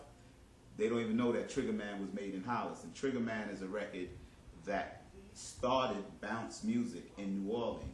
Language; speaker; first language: English; native; English